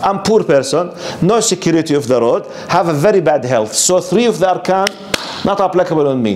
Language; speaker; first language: English; non-native, fluent; Arabic